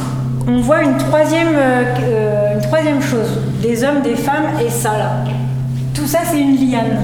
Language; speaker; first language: French; native; French